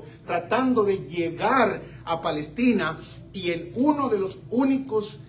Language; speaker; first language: Spanish; native; Spanish